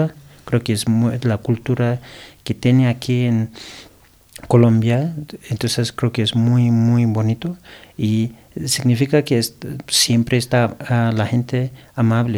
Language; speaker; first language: Spanish; non-native, learner; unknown